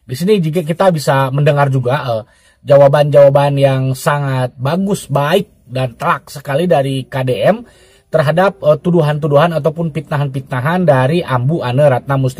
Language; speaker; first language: Indonesian; native; Indonesian